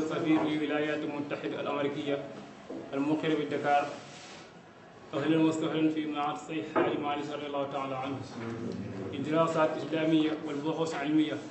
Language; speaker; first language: Arabic; non-native, learner; Wolof